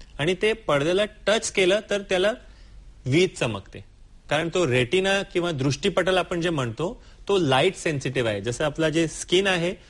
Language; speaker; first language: Marathi; non-native, local second language; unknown